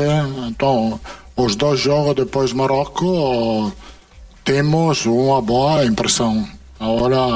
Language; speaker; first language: Portuguese; non-native, learner; Italian